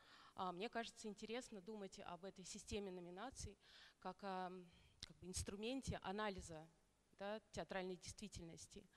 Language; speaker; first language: Russian; native; Russian